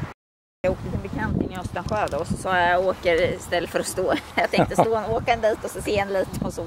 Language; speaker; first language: Swedish; native; Swedish